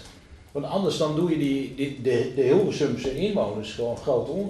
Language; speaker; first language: Dutch; native; Dutch